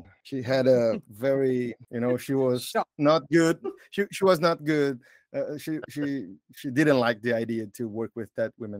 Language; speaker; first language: English; non-native, fluent; Portuguese